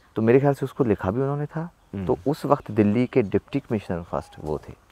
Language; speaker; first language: Hindi; native; Hindi